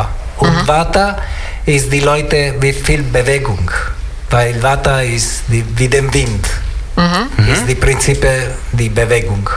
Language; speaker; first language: German; non-native, learner; Italian